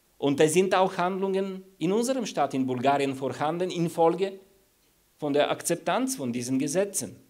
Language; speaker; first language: German; non-native, fluent; Bulgarian